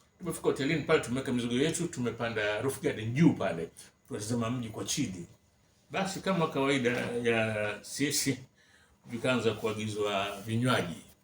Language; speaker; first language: Swahili; native; Swahili